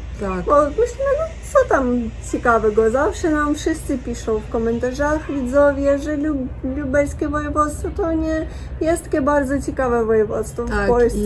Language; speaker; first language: Polish; non-native, learner; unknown